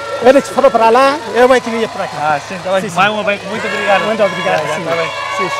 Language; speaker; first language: Portuguese; non-native, learner; Vietnamese